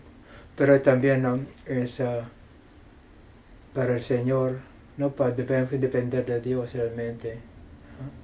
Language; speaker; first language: Spanish; non-native, fluent; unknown